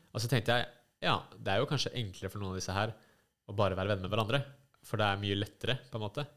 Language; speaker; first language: Norwegian; native; Norwegian